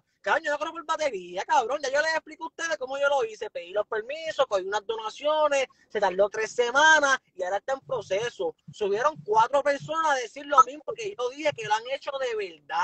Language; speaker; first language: Spanish; native; Spanish